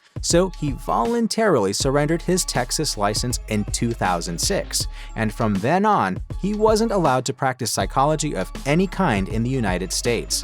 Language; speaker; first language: English; native; English